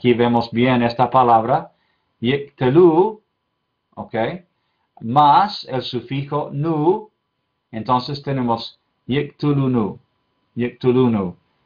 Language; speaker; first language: Spanish; non-native, fluent; English